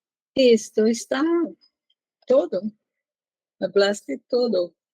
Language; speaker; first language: Spanish; non-native, learner; Portuguese